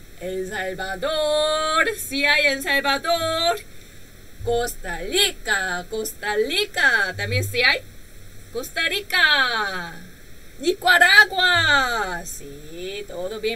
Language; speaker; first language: Spanish; non-native, learner; Korean